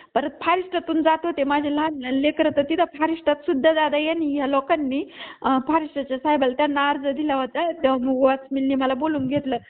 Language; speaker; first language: Marathi; native; Marathi